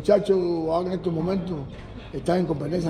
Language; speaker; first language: Spanish; native; Spanish